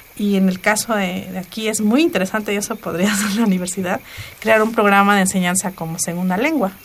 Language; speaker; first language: Spanish; non-native, local second language; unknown